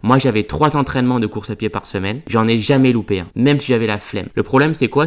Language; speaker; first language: French; native; French